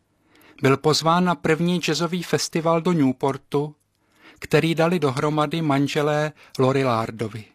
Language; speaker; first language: Czech; native; Czech